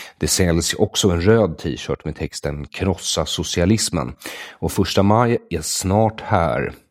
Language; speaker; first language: Swedish; native; Swedish